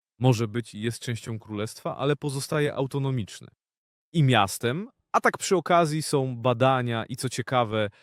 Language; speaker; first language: Polish; non-native, fluent; Ukrainian